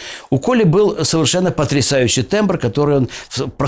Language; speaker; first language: Russian; native; Russian